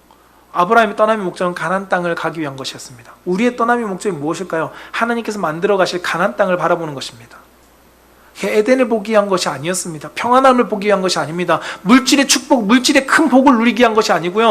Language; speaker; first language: Korean; native; Korean